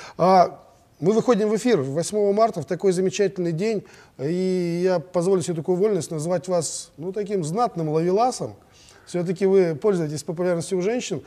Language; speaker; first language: Russian; native; Russian